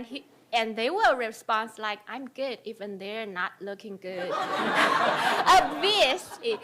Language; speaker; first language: English; non-native, fluent; Chinese